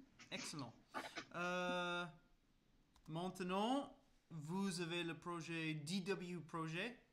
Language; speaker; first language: French; non-native, learner; English